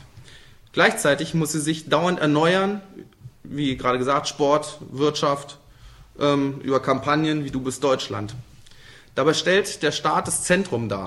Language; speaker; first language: German; native; German